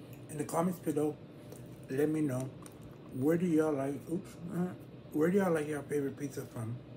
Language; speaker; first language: English; early bilingual, other home language; Spanish